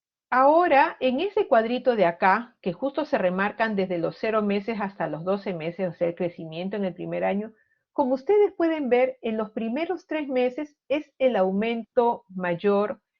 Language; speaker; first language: Spanish; native; Spanish